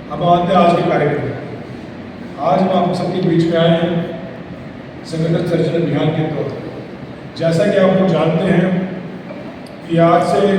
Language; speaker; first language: Hindi; native; Hindi